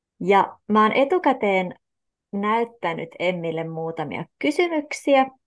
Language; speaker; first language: Finnish; native; Finnish